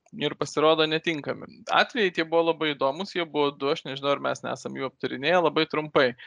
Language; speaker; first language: Lithuanian; native; Lithuanian